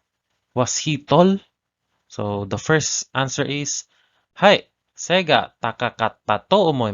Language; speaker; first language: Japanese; non-native, learner; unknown